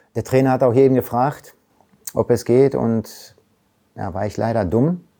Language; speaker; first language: German; early bilingual, other home language; Polish